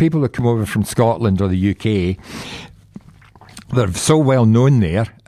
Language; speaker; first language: English; native; English